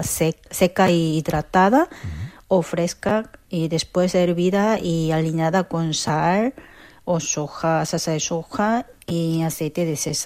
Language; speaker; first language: Spanish; non-native, learner; Korean